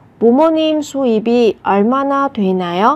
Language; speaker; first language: Korean; non-native, fluent; Vietnamese